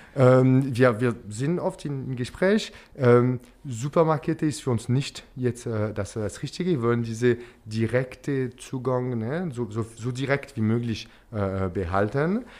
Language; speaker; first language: German; non-native, local second language; French